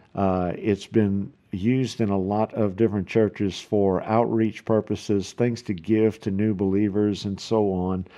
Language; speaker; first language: English; native; English